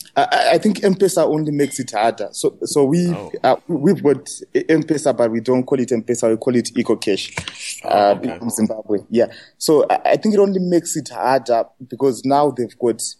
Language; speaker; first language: English; non-native, local second language; Shona